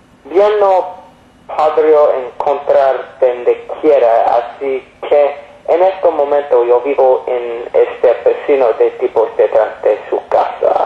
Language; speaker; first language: Spanish; non-native, learner; English